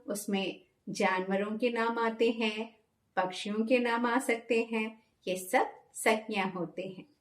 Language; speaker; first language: Hindi; non-native, local second language; Malayalam